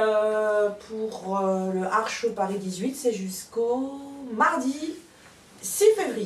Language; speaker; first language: French; native; French